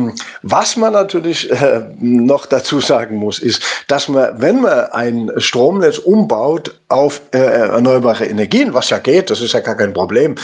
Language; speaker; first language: German; native; German